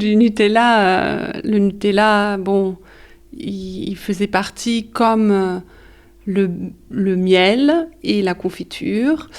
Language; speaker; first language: French; early bilingual, heritage; French